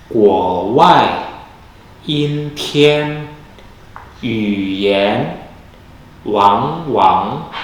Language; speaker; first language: Chinese; non-native, fluent; Indonesian